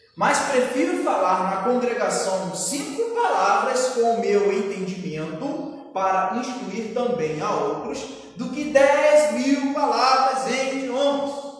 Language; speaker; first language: Portuguese; native; Portuguese